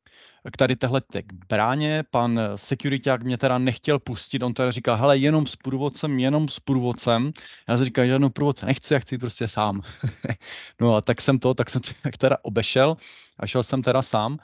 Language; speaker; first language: Czech; native; Czech